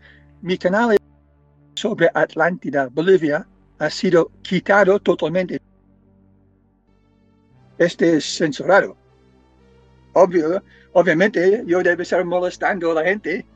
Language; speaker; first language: Spanish; non-native, fluent; English